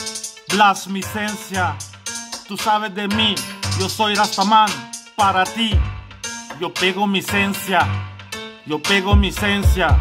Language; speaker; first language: Spanish; non-native, learner; Papiamento